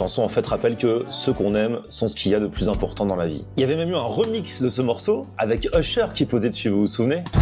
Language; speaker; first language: French; native; French